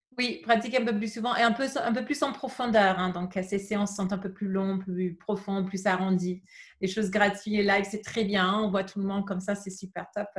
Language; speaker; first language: French; non-native, fluent; English